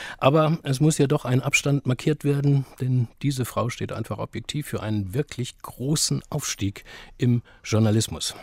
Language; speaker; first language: German; native; German